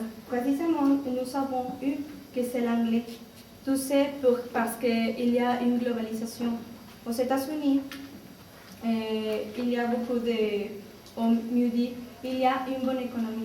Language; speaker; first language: French; non-native, learner; Spanish